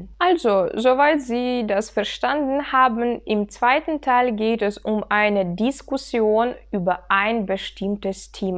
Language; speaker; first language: German; non-native, fluent; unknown